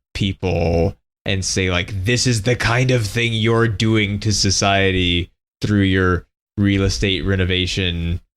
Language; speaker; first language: English; native; English